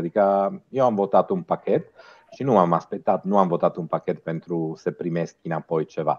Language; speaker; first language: Romanian; non-native, fluent; Italian